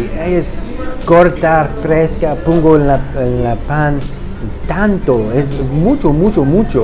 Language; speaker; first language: Spanish; non-native, learner; English